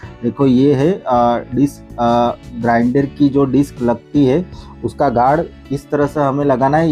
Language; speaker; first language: Hindi; native; Hindi